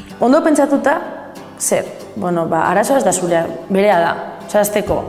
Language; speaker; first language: Basque; non-native, local second language; Spanish